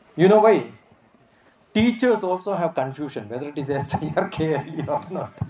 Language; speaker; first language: English; non-native, local second language; Malayalam